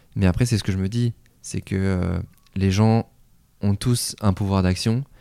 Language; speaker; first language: French; native; French